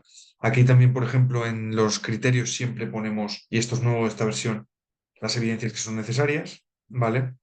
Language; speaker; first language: Spanish; native; Spanish